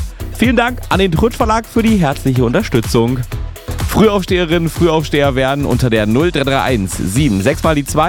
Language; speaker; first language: German; native; German